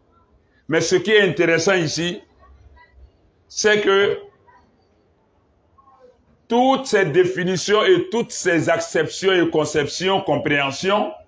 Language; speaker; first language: French; non-native, local second language; Bambara